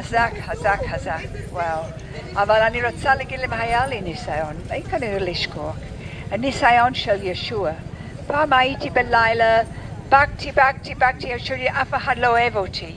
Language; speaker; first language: Hebrew; non-native, learner; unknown